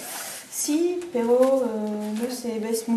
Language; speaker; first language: Spanish; non-native, learner; French